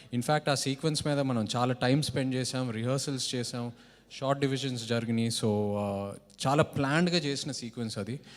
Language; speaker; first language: Telugu; native; Telugu